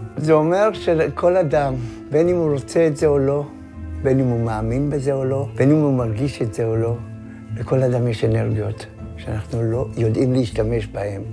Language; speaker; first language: Hebrew; non-native, fluent; English